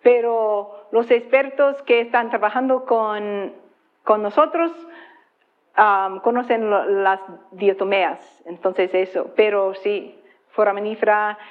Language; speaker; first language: Spanish; non-native, fluent; English